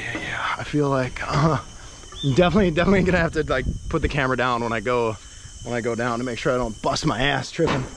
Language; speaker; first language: English; native; English